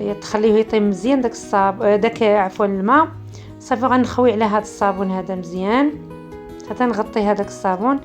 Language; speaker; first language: Arabic; native; Arabic